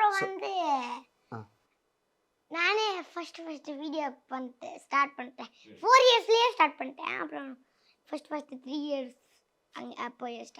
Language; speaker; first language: Tamil; non-native, local second language; Tulu